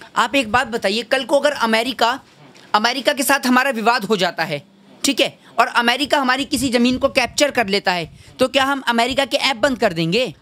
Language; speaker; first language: Hindi; native; Hindi